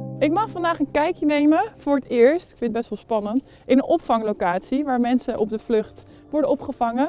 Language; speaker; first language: Dutch; native; Dutch